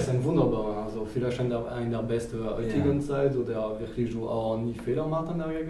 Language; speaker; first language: German; non-native, fluent; French